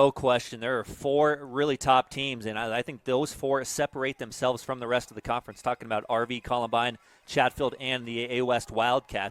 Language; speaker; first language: English; native; English